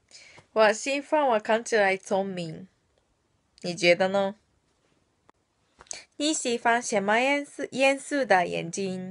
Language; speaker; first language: Chinese; non-native, learner; Japanese